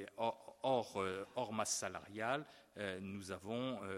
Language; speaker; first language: French; non-native, fluent; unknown